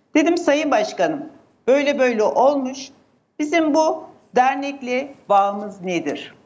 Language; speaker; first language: Turkish; native; Turkish